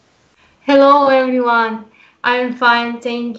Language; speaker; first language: English; non-native, learner; Russian